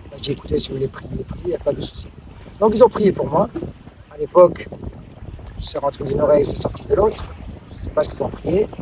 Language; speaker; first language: French; non-native, local second language; Arabic